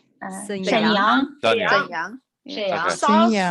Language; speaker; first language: English; non-native, learner; Chinese